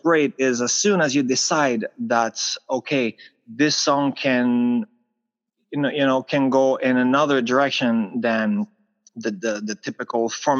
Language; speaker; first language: English; non-native, fluent; French